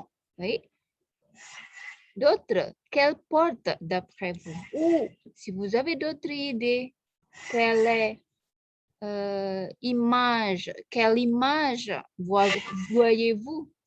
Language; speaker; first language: French; non-native, fluent; Indonesian